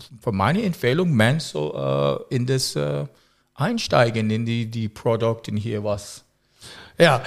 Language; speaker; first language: German; non-native, learner; English